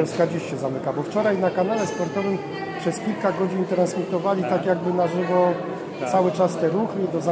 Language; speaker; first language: Polish; native; Polish